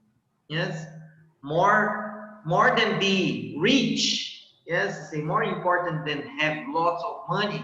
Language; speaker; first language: English; non-native, fluent; Portuguese